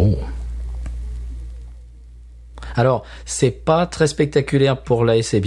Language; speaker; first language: French; native; French